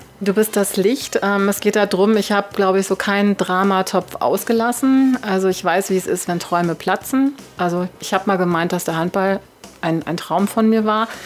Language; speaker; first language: German; native; German